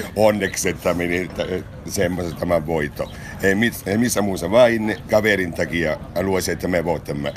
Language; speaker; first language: Finnish; non-native, learner; Italian